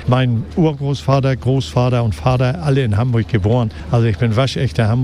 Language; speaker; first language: German; native; German